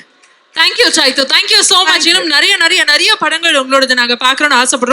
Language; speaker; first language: Tamil; native; Tamil